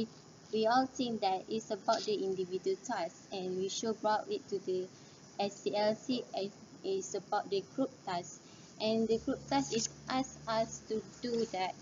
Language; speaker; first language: English; non-native, learner; Malay